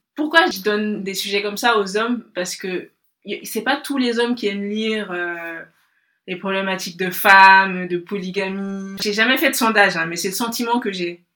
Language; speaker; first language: French; non-native, local second language; Bambara